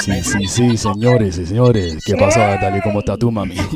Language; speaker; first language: Spanish; non-native, learner; English